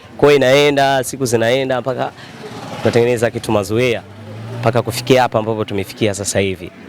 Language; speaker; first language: Swahili; native; Swahili